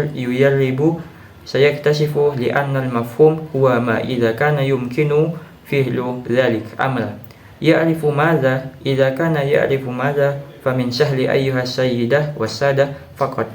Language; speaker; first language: Arabic; non-native, learner; Indonesian